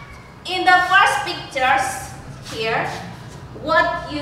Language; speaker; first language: English; non-native, learner; Indonesian